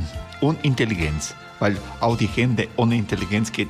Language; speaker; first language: German; non-native, fluent; Croatian